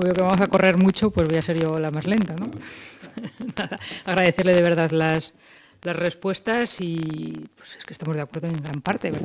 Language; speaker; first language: Spanish; native; Spanish